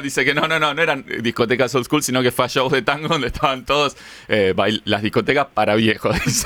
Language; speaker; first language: Spanish; native; Spanish